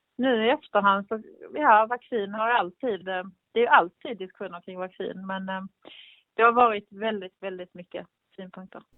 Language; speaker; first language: Swedish; native; Swedish